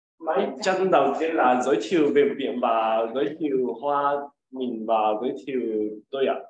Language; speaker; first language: Vietnamese; non-native, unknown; Japanese